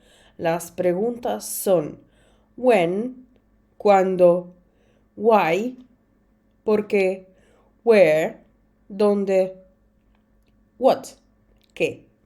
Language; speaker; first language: Spanish; non-native, fluent; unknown